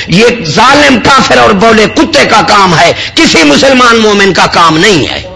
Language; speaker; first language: Urdu; non-native, local second language; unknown